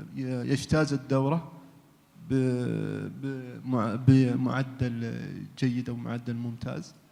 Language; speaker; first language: Arabic; native; Arabic